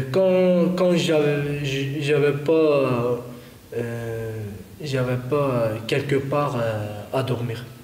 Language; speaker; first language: French; non-native, fluent; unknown